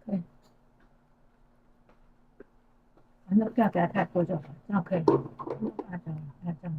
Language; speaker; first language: Chinese; native; Chinese